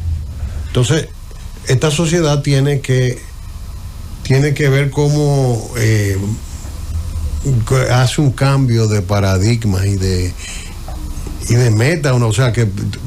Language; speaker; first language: Spanish; native; Spanish